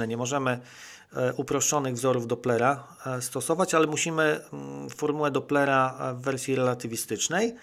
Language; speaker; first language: Polish; native; Polish